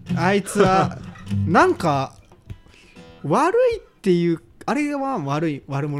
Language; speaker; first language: Japanese; native; Japanese